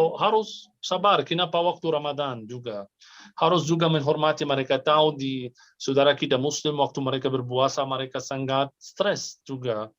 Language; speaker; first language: Indonesian; non-native, fluent; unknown